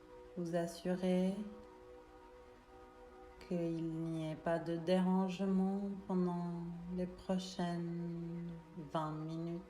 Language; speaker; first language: French; native; French